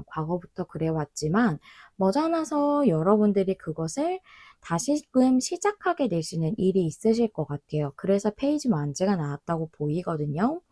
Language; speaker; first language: Korean; native; Korean